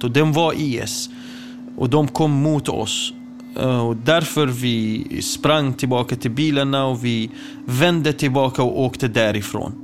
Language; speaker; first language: Swedish; non-native, fluent; Kurdish